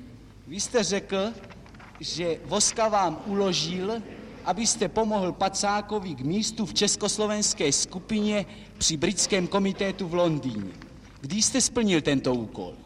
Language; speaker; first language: Czech; native; Czech